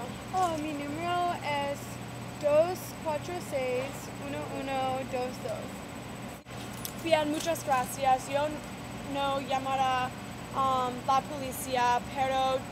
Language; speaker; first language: Spanish; non-native, learner; English